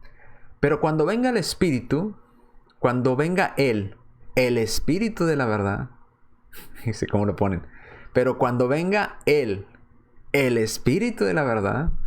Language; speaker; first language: Spanish; native; Spanish